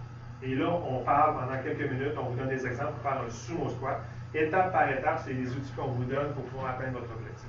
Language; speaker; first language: French; native; French